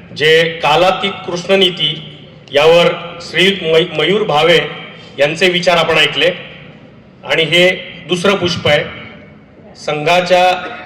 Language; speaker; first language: Marathi; native; Marathi